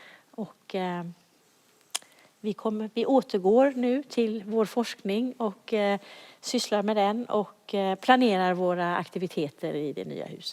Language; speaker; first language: Swedish; native; Swedish